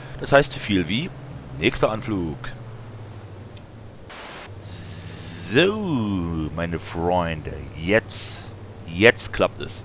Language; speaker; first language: German; native; German